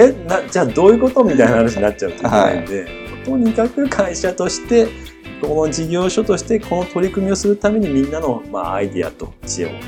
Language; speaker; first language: Japanese; native; Japanese